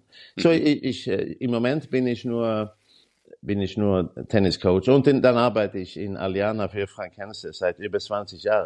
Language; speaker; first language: German; non-native, learner; Swedish